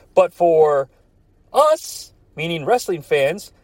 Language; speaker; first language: English; native; English